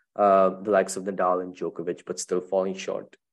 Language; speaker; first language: English; non-native, local second language; Tamil